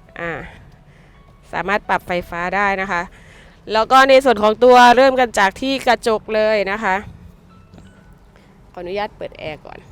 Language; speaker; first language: Thai; native; Thai